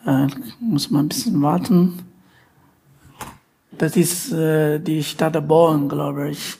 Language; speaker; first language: German; non-native, learner; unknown